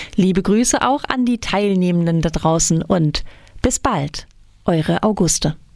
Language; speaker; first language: German; native; German